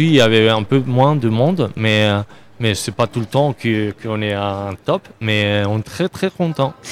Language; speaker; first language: French; non-native, learner; Spanish